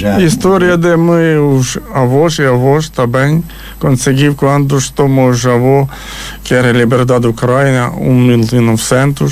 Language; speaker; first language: Portuguese; non-native, learner; Ukrainian